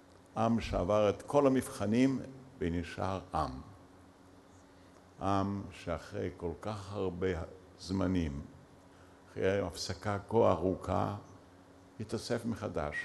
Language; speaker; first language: Hebrew; early bilingual, other home language; Yiddish